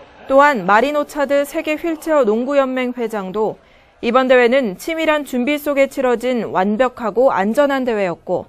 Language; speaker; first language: Korean; native; Korean